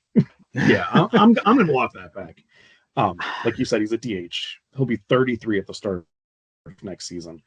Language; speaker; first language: English; native; English